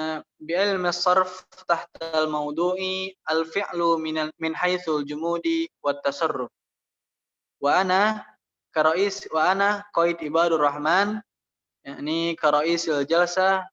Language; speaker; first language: Arabic; non-native, learner; Indonesian